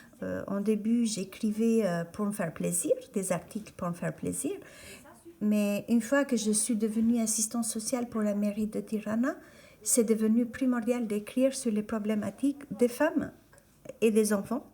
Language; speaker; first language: French; non-native, fluent; Albanian